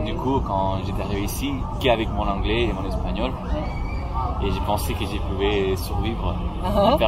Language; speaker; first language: French; non-native, fluent; Spanish